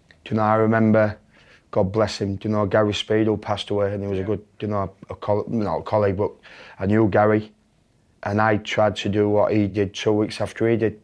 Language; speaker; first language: English; native; English